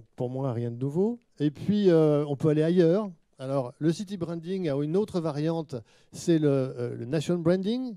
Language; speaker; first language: French; native; French